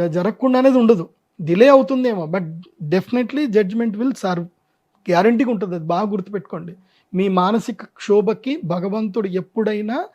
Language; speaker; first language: Telugu; non-native, local second language; Marwari